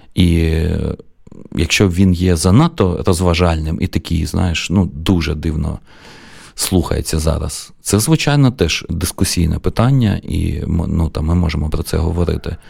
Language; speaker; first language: Ukrainian; non-native, local second language; Russian